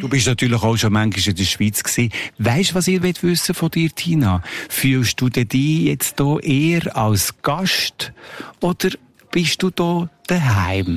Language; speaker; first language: German; native; German